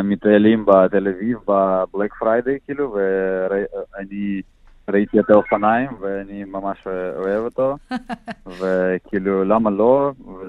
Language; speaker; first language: Hebrew; non-native, learner; Russian